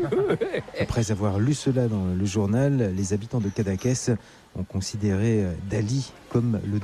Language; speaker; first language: French; native; French